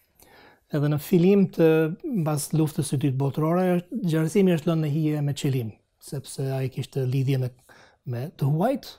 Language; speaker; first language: Albanian; non-native, fluent; English